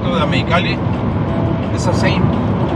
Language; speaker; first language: English; non-native, learner; Spanish